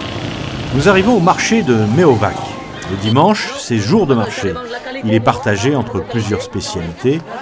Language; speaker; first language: French; native; French